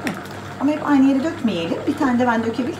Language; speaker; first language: Turkish; native; Turkish